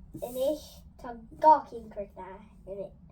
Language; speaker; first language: Irish; non-native, learner; English